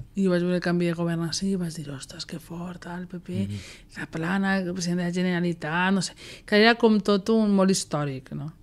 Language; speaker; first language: Catalan; native; Catalan